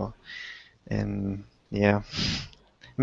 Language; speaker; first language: English; non-native, learner; Spanish